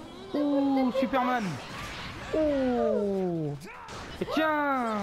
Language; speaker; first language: French; native; French